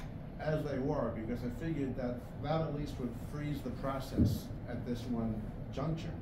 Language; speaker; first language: English; native; English